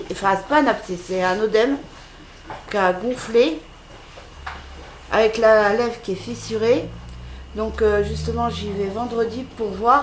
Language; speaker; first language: French; native; French